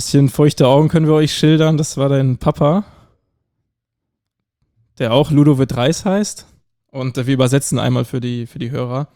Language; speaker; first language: German; native; German